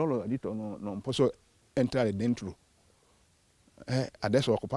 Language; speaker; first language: Italian; non-native, learner; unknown